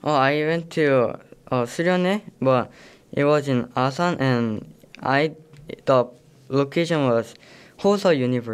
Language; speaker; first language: English; non-native, learner; Korean